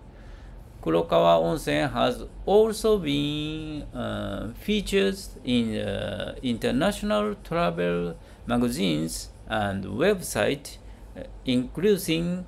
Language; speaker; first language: English; non-native, learner; Japanese